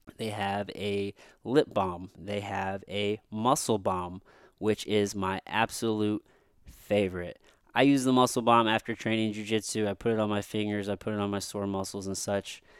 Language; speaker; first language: English; native; English